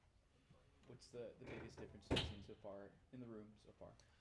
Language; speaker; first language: English; native; English